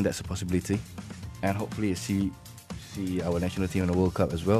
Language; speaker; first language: English; non-native, local second language; Malay